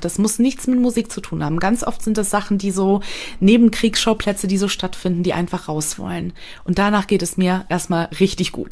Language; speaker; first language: German; native; German